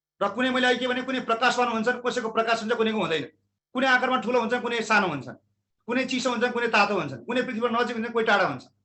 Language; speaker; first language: Nepali; native; Nepali